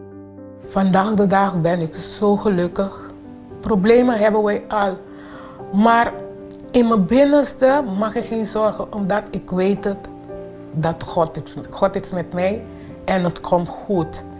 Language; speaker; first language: Dutch; non-native, local second language; Papiamento